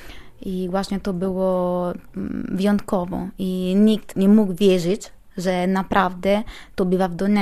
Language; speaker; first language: Polish; non-native, learner; Italian